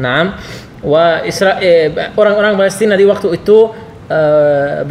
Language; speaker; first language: Indonesian; non-native, learner; Arabic